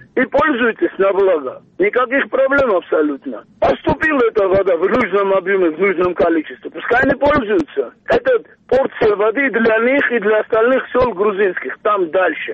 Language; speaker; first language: Russian; non-native, local second language; Georgian